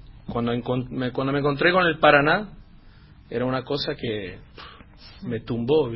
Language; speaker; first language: Spanish; non-native, fluent; Dutch